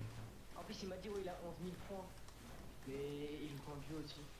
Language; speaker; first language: French; native; French